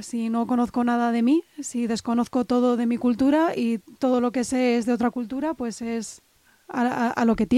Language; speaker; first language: Spanish; native; Spanish